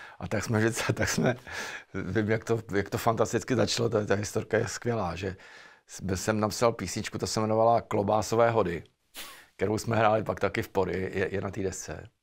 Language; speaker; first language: Czech; native; Czech